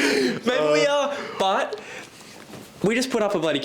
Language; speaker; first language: English; native; English